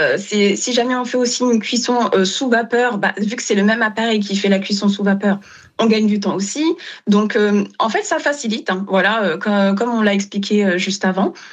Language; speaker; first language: French; non-native, local second language; Wolof